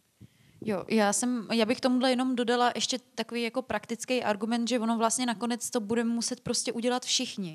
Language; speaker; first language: Czech; native; Czech